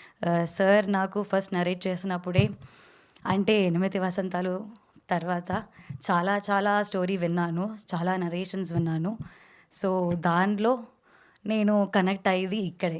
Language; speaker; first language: Telugu; non-native, learner; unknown